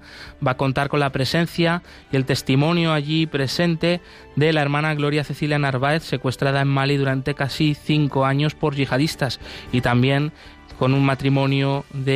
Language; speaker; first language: Spanish; native; Spanish